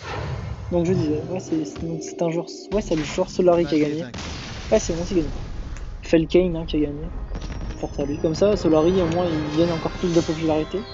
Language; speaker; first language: French; native; French